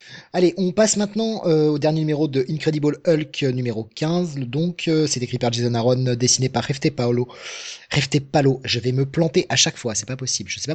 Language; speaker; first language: French; native; French